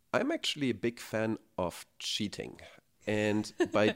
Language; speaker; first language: English; non-native, fluent; German